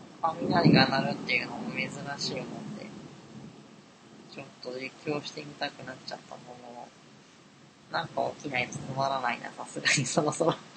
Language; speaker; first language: Japanese; native; Japanese